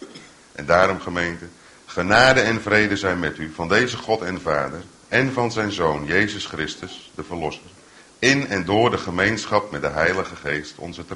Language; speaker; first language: Dutch; native; Dutch